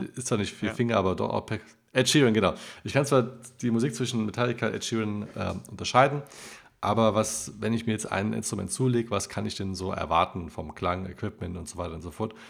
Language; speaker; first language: German; native; German